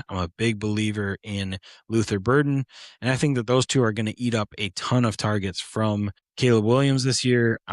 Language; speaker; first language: English; native; English